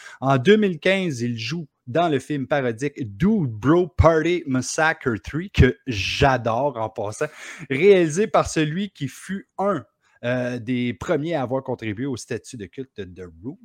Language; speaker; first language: French; native; French